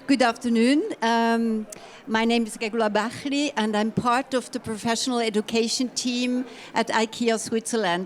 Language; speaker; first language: English; non-native, fluent; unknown